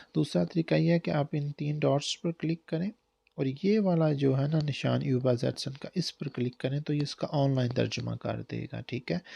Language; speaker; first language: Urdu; non-native, local second language; Punjabi